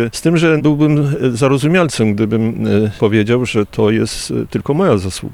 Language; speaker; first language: Polish; native; Polish